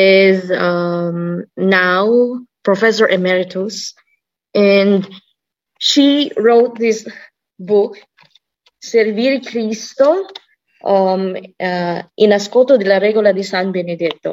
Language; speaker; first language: English; non-native, local second language; Cebuano